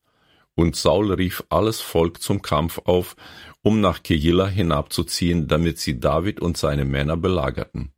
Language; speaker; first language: German; native; German